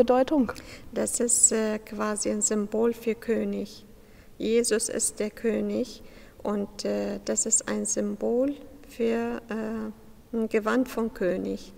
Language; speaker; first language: German; non-native, fluent; Syriac